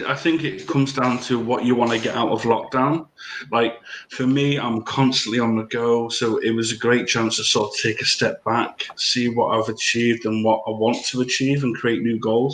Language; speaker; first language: English; native; English